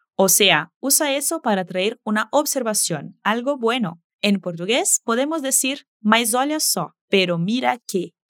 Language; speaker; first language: Spanish; non-native, fluent; Portuguese